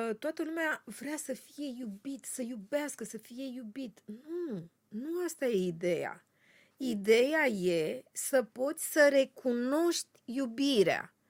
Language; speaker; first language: Romanian; native; Romanian